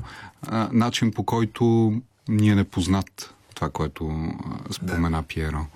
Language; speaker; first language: Bulgarian; native; Bulgarian